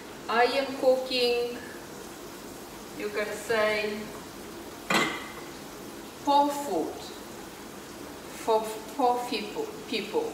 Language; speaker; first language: English; non-native, learner; Polish